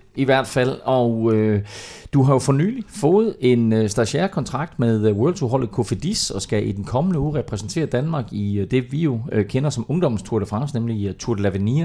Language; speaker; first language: Danish; native; Danish